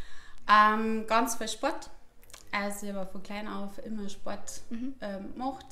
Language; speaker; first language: German; native; German